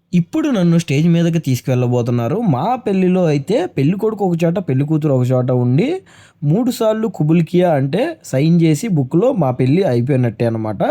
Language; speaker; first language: Telugu; non-native, local second language; Urdu